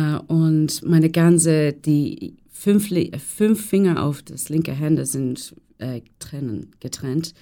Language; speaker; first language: German; non-native, learner; English